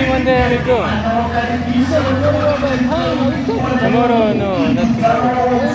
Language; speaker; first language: English; non-native, learner; French